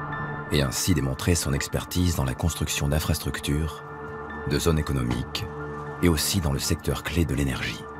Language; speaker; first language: French; native; French